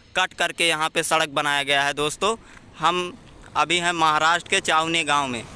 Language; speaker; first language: Hindi; native; Hindi